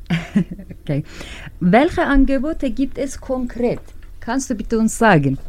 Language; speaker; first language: German; non-native, learner; Turkish